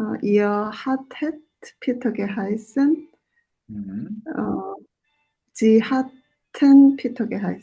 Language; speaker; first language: German; non-native, learner; Korean